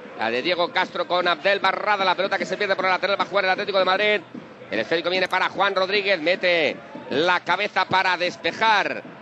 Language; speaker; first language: Spanish; native; Spanish